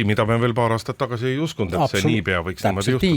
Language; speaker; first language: Estonian; native; Estonian